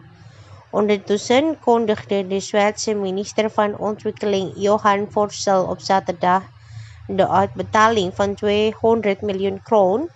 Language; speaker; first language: Dutch; non-native, fluent; Indonesian